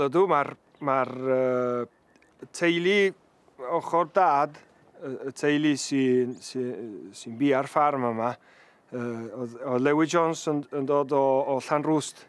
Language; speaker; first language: Welsh; early bilingual, heritage; Welsh